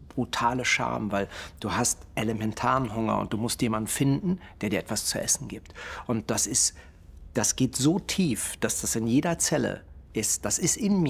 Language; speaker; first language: German; native; German